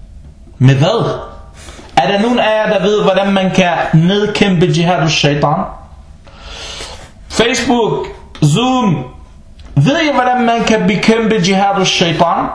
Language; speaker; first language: Danish; non-native, fluent; Arabic